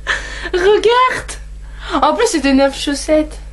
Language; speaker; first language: French; native; French